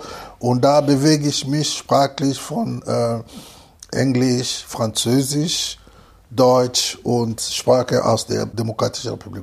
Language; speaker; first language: German; non-native, fluent; Lingala